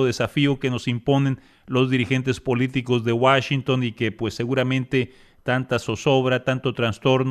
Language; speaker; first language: Spanish; native; Spanish